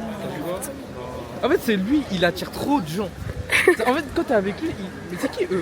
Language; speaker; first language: French; native; French